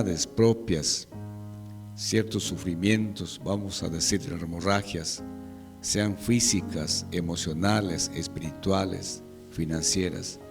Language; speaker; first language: Spanish; native; Spanish